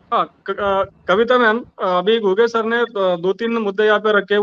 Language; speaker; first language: Hindi; non-native, local second language; Marathi